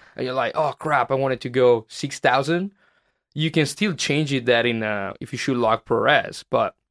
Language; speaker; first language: English; non-native, fluent; Italian